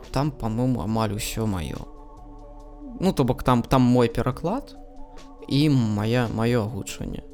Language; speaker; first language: Belarusian; non-native, local second language; Russian